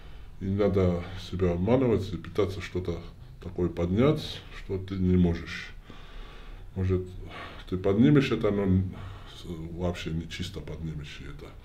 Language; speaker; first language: Russian; non-native, fluent; Georgian